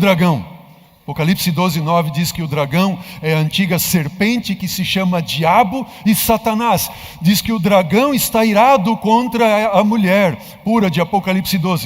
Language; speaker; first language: Portuguese; native; Portuguese